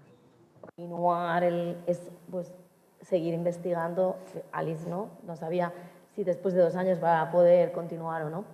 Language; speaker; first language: Spanish; native; Spanish